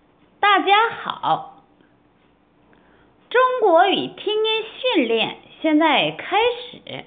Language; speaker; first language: Chinese; non-native, fluent; Korean